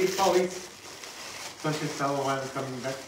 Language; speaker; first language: Polish; non-native, learner; Turkish